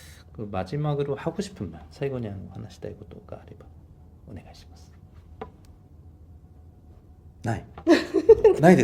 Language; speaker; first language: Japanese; non-native, fluent; Korean